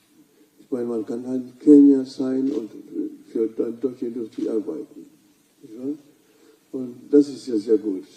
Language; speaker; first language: German; non-native, fluent; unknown